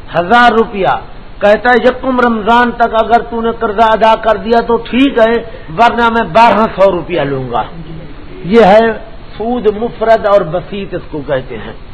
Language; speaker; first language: Urdu; non-native, local second language; Punjabi